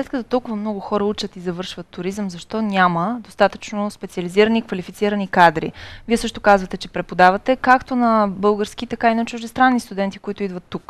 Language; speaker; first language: Bulgarian; native; Bulgarian